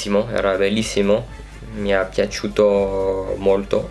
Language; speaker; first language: Italian; non-native, learner; French